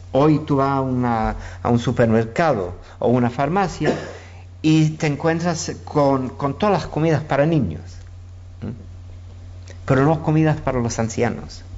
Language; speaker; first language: Spanish; non-native, fluent; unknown